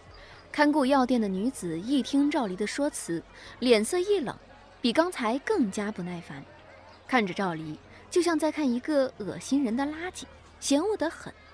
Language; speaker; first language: Chinese; native; Chinese